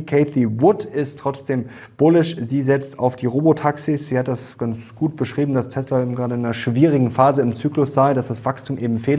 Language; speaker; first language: German; native; German